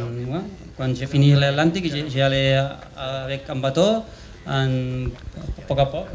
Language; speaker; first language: French; non-native, learner; Spanish